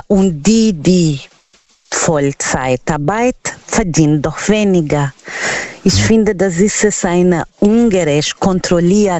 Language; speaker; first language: German; non-native, learner; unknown